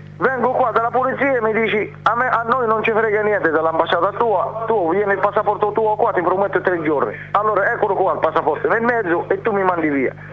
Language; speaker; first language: Italian; non-native, fluent; Arabic